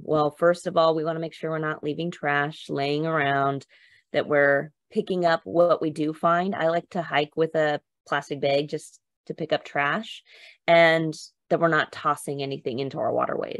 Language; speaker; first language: English; native; English